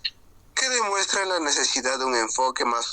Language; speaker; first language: Spanish; native; Spanish